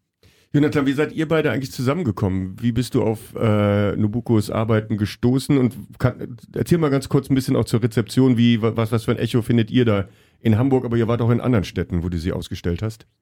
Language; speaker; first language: German; native; German